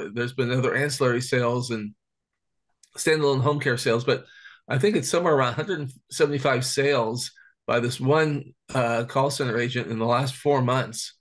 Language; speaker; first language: English; native; English